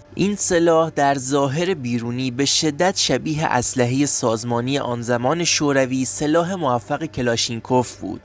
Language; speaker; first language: Persian; native; Persian